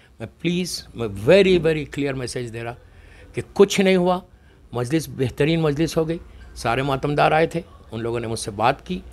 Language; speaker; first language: Hindi; native; Hindi